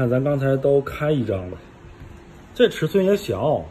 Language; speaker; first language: Chinese; native; Chinese